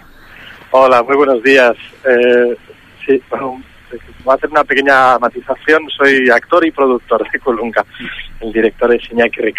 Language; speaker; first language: Spanish; native; Spanish